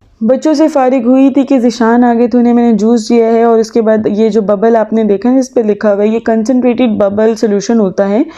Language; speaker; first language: Urdu; native; Urdu